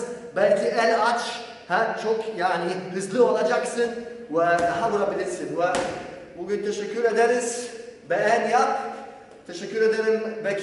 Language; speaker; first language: Turkish; non-native, learner; Polish